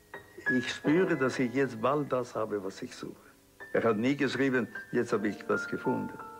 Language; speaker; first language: German; non-native, local second language; Italian